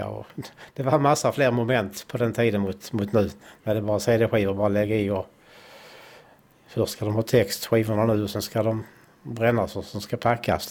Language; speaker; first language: Swedish; native; Swedish